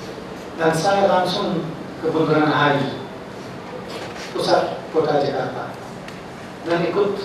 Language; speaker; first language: Indonesian; non-native, fluent; English